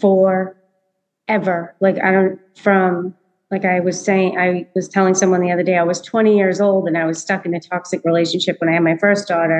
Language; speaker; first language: English; native; English